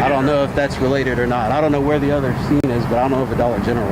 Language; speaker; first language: English; native; English